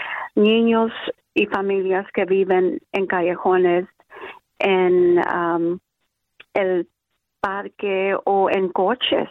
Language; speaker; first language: Spanish; early bilingual, other home language; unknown